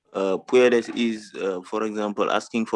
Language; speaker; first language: English; non-native, fluent; French